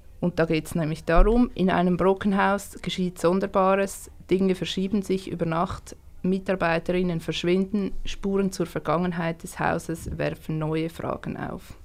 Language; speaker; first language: German; native; German